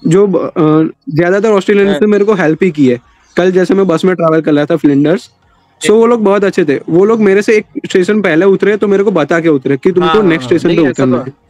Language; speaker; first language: Hindi; non-native, local second language; Gujarati